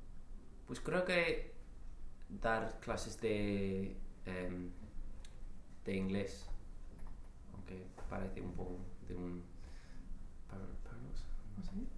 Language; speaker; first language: Spanish; non-native, fluent; English